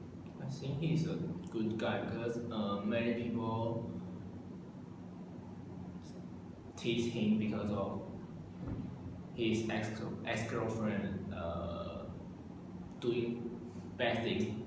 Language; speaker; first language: English; non-native, learner; Chinese